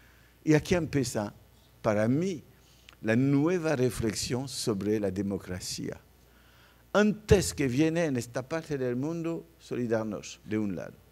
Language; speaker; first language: Spanish; non-native, fluent; French